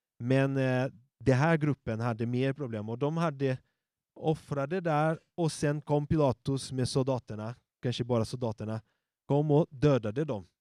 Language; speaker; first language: Swedish; non-native, fluent; Portuguese